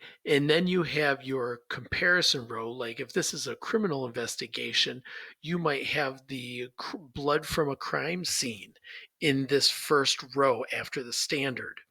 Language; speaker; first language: English; native; English